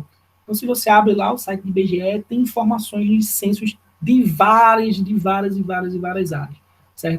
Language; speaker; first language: Portuguese; native; Portuguese